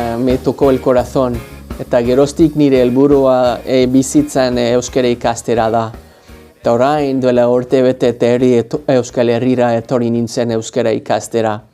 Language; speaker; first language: Basque; non-native, learner; English